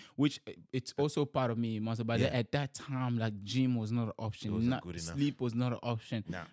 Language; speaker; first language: English; early bilingual, other home language; Lingala